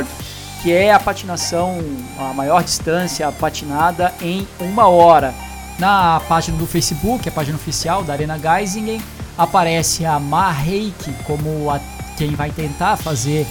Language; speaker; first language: Portuguese; native; Portuguese